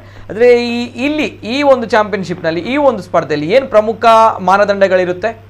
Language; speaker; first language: Kannada; native; Kannada